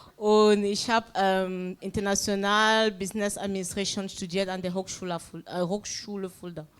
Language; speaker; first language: German; non-native, fluent; French